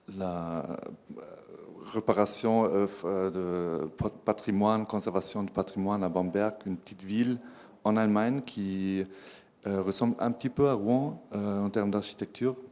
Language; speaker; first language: French; non-native, fluent; German